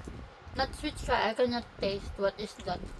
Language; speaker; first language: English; non-native, local second language; Filipino